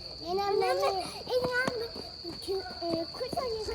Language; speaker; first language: Korean; early bilingual, heritage; Korean